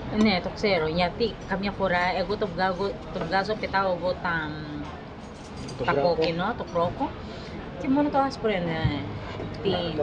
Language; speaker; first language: Greek; non-native, learner; Filipino